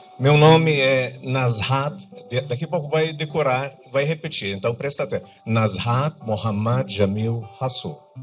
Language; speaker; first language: Portuguese; non-native, fluent; Arabic